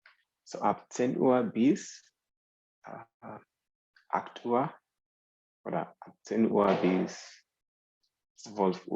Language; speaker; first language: German; non-native, fluent; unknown